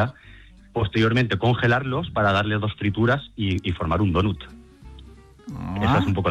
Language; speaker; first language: Spanish; native; Spanish